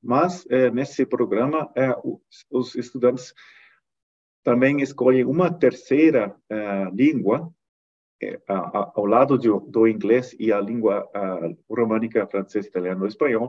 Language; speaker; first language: Portuguese; non-native, fluent; German